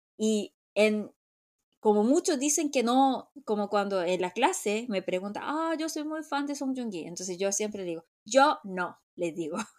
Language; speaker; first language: Spanish; non-native, fluent; Korean